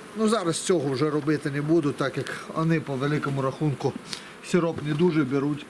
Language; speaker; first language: Ukrainian; non-native, local second language; Russian